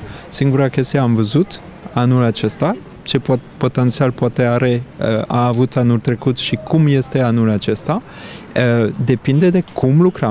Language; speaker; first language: Romanian; non-native, fluent; French